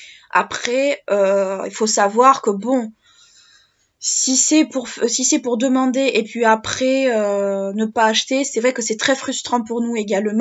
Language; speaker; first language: French; native; French